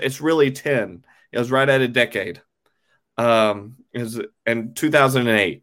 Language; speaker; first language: English; native; English